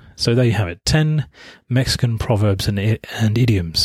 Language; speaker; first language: English; native; English